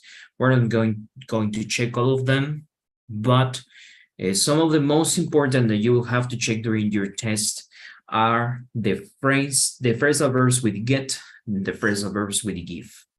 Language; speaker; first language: English; non-native, fluent; Spanish